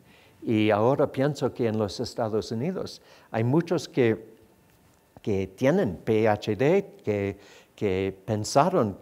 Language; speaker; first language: Spanish; non-native, fluent; English